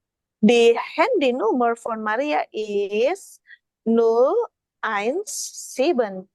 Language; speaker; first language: German; non-native, learner; Indonesian